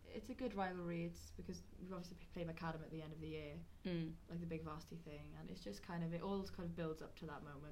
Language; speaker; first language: English; native; English